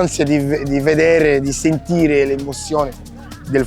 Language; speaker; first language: Italian; non-native, fluent; Kabuverdianu